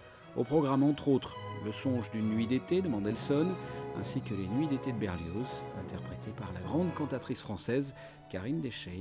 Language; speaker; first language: French; native; French